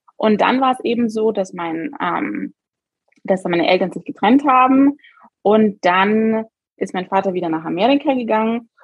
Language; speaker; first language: German; native; German